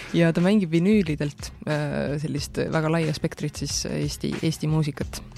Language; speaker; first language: Estonian; native; Estonian